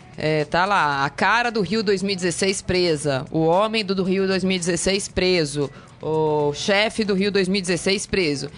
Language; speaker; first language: Portuguese; native; Portuguese